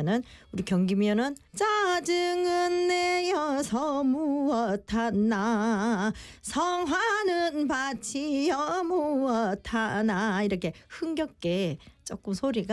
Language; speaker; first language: Korean; native; Korean